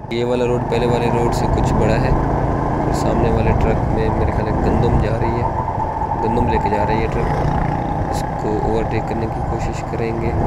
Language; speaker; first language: Urdu; non-native, local second language; Saraiki